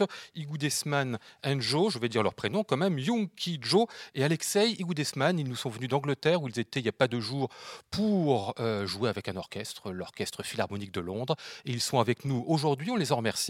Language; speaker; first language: French; native; French